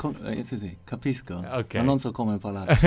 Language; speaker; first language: Italian; non-native, learner; German